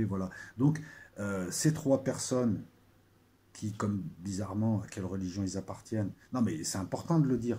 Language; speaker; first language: French; native; French